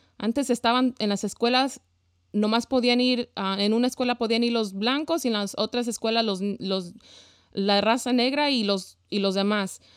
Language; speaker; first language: Spanish; early bilingual, heritage; Spanish